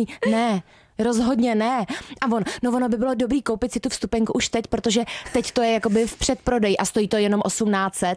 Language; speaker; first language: Czech; native; Czech